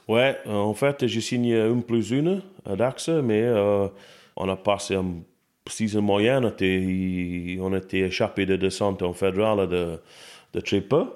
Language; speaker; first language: French; non-native, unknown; English